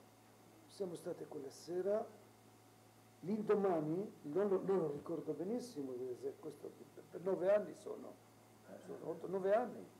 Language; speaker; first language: Italian; non-native, local second language; Arabic